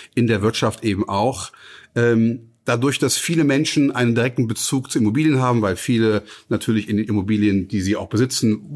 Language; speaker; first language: German; native; German